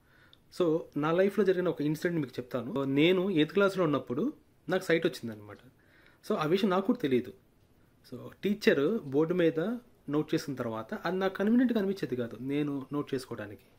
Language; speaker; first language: Telugu; native; Telugu